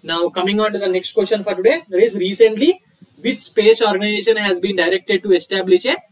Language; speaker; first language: English; non-native, local second language; Telugu